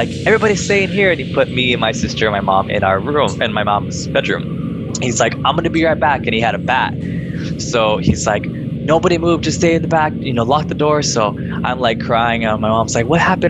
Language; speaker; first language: English; native; English